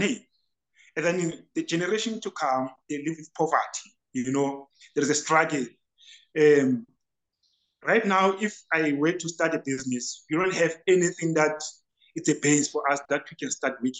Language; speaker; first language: English; non-native, local second language; Southern Sotho